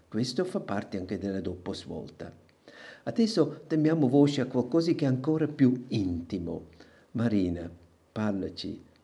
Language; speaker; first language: Italian; non-native, local second language; German